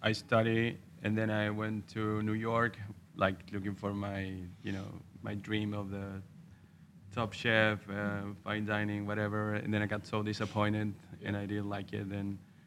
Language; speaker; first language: English; non-native, fluent; Spanish